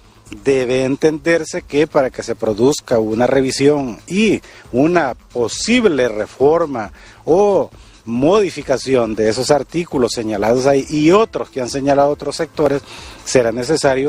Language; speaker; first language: Spanish; native; Spanish